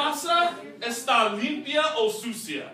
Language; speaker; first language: Spanish; non-native, fluent; English